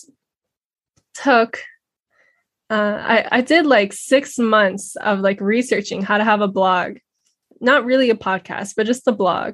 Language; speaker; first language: English; native; English